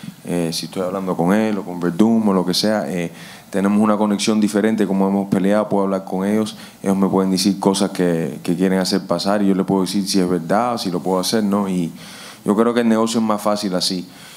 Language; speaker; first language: Spanish; early bilingual, heritage; Spanish